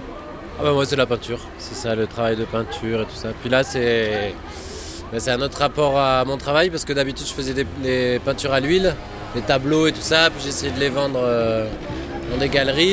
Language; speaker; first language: French; native; French